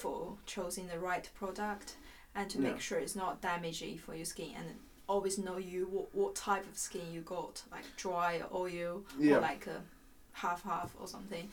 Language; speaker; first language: English; non-native, fluent; Chinese